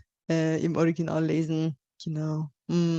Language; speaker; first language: German; non-native, fluent; Bulgarian